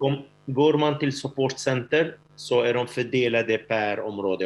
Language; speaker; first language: Swedish; non-native, fluent; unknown